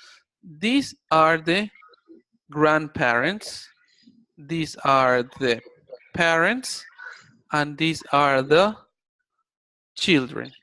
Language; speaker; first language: English; non-native, fluent; Spanish